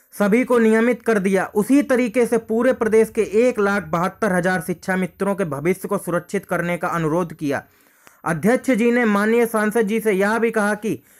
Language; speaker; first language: Hindi; native; Hindi